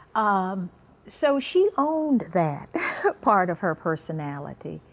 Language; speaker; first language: English; native; English